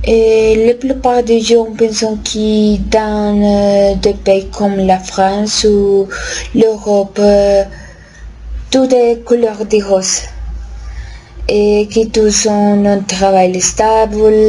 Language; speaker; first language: French; non-native, learner; Spanish